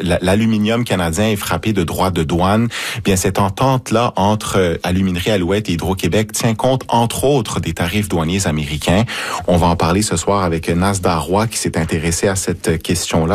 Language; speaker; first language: French; native; French